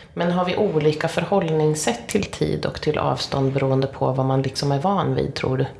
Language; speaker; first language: Swedish; native; Swedish